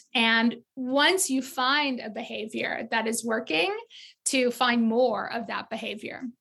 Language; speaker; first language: English; native; English